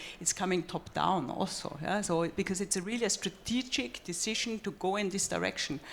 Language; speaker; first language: English; non-native, fluent; German